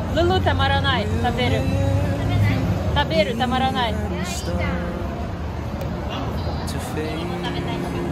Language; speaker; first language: Japanese; non-native, learner; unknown